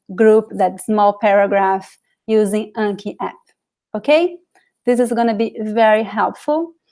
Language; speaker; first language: English; non-native, fluent; Portuguese